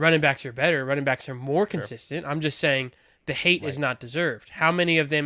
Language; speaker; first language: English; native; English